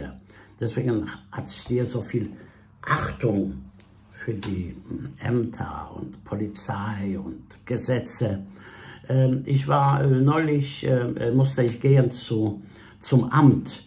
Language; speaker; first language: German; non-native, fluent; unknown